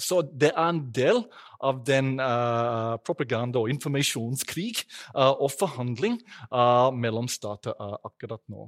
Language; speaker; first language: Norwegian; non-native, fluent; English